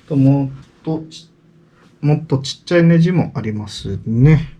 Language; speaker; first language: Japanese; non-native, learner; English